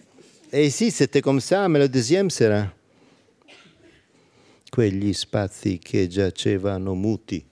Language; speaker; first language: French; non-native, learner; Italian